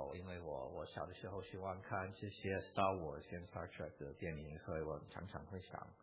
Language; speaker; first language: Chinese; non-native, fluent; English